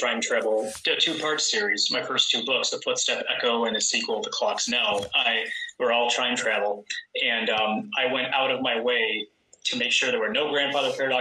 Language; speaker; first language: English; native; English